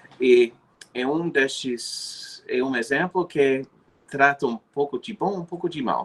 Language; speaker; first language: Portuguese; non-native, fluent; English